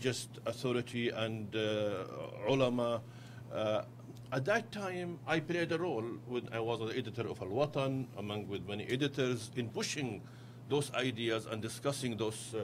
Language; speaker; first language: English; non-native, fluent; Arabic